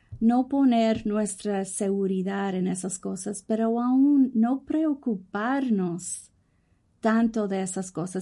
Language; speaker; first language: Spanish; early bilingual, heritage; English